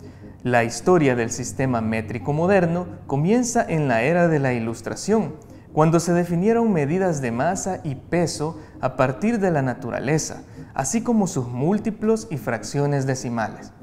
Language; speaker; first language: Spanish; native; Spanish